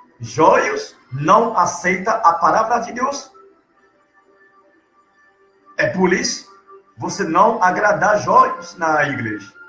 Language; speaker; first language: Portuguese; non-native, learner; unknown